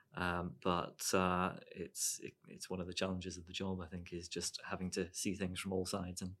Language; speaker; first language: English; native; English